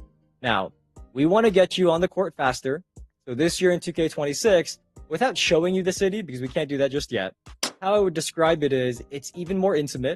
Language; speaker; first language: English; native; English